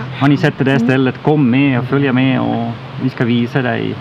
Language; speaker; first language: Swedish; non-native, fluent; Dutch